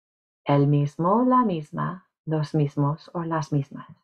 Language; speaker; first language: Spanish; non-native, fluent; English